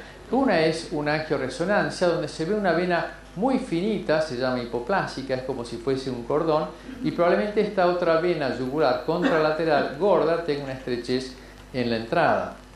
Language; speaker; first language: Spanish; native; Spanish